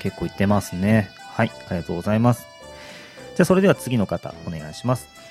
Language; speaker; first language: Japanese; native; Japanese